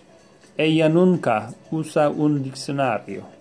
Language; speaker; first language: Spanish; non-native, learner; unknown